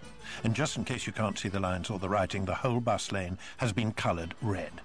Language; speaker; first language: English; native; English